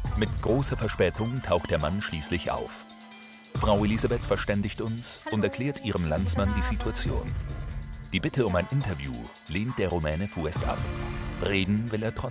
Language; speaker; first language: German; native; German